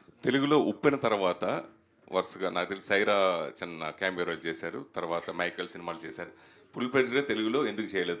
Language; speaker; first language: Telugu; native; Telugu